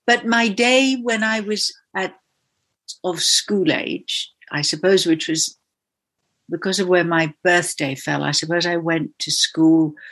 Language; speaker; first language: English; native; English